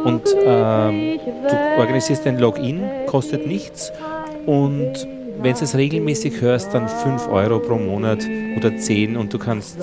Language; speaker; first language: German; native; German